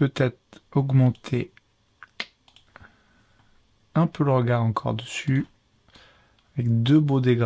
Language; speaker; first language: French; native; French